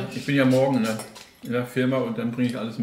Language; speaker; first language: German; native; German